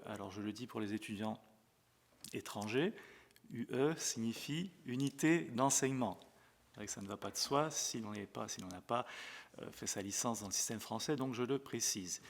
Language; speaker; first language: French; native; French